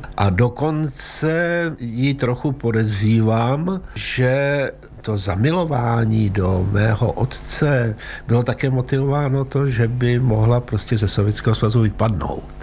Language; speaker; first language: Czech; native; Czech